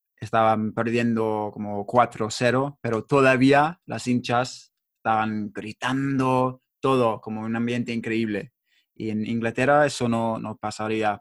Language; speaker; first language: Spanish; non-native, learner; English